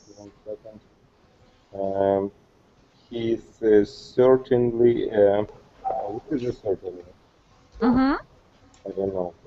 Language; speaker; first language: English; non-native, learner; Russian